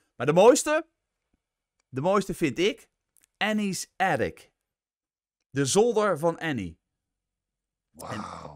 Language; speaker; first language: Dutch; native; Dutch